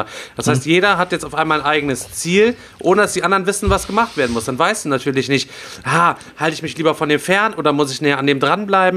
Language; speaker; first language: German; native; German